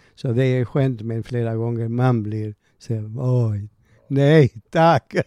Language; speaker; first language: Swedish; non-native, learner; Spanish